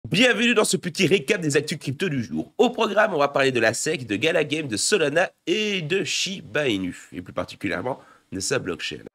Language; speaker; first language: French; native; French